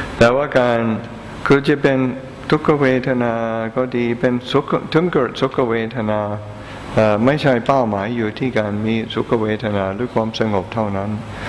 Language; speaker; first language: Thai; non-native, fluent; English